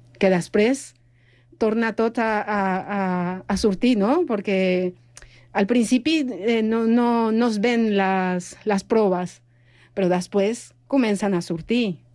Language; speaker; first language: Catalan; non-native, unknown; Spanish